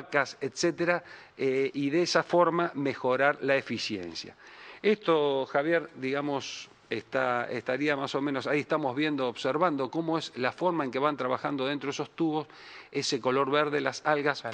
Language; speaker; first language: Spanish; native; Spanish